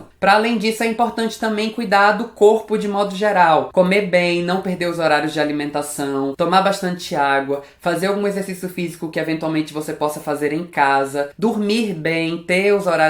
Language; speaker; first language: Portuguese; native; Portuguese